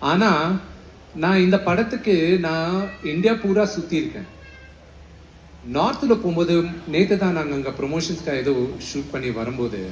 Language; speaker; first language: Tamil; non-native, local second language; Telugu